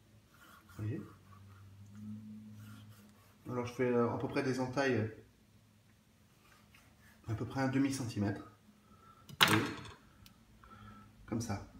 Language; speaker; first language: French; native; French